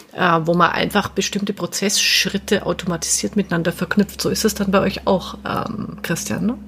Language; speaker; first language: German; native; German